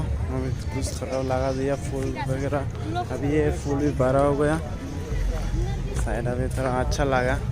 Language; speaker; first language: Hindi; non-native, local second language; Kok Borok